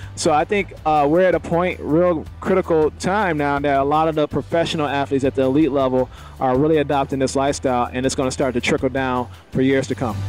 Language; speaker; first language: English; native; English